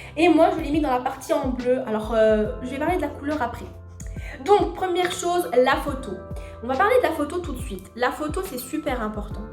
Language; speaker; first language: French; non-native, local second language; Arabic